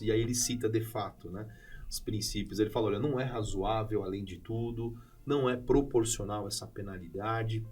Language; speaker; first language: Portuguese; native; Portuguese